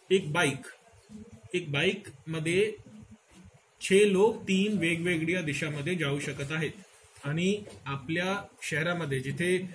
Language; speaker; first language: Marathi; non-native, local second language; Hindi